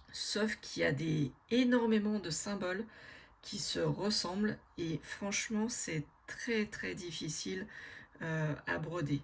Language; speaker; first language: French; native; French